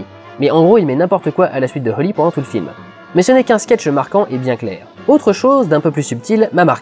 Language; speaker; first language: French; native; French